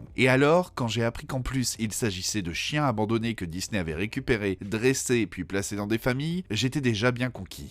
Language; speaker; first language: French; native; French